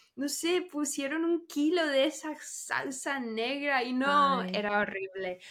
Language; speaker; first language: Spanish; non-native, fluent; English